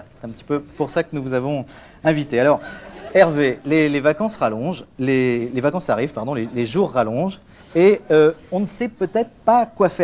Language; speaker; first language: French; native; French